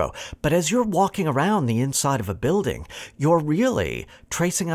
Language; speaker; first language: English; native; English